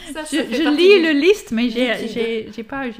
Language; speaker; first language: French; non-native, fluent; English